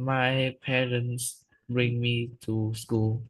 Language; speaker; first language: English; non-native, learner; Vietnamese